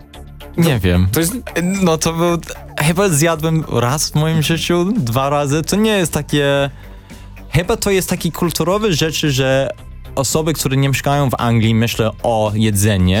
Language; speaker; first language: Polish; non-native, learner; English